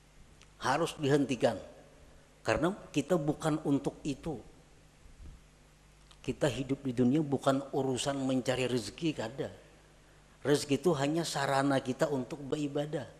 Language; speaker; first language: Indonesian; non-native, local second language; Banjar